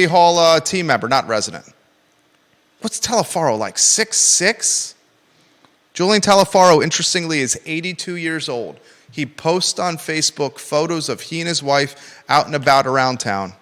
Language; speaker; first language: English; native; English